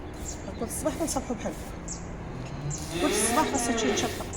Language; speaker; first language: Arabic; native; Arabic